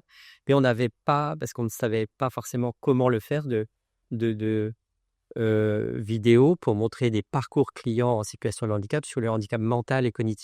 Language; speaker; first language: French; native; French